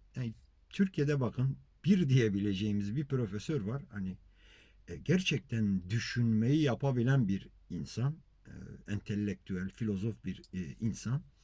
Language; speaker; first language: Turkish; non-native, local second language; Kurdish